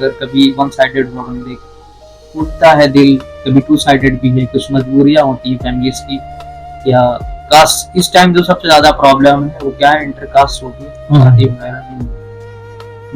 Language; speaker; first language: Hindi; native; Hindi